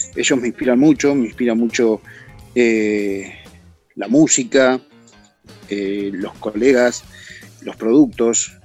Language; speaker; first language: Spanish; native; Spanish